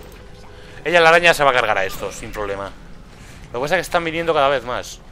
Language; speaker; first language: Spanish; native; Spanish